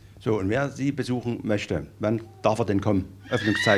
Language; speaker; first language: German; native; German